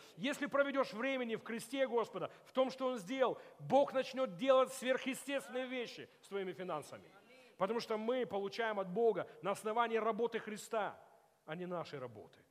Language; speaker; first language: Russian; non-native, local second language; Ukrainian